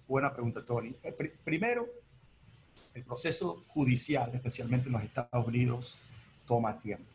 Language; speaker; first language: Spanish; early bilingual, heritage; Spanish